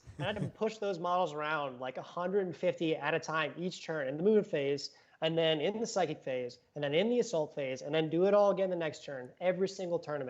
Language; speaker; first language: English; native; English